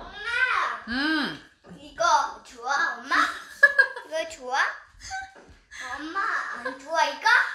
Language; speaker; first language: Korean; early bilingual, heritage; Korean